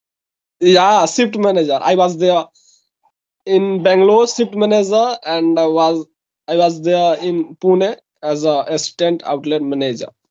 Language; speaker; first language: English; non-native, local second language; Hindi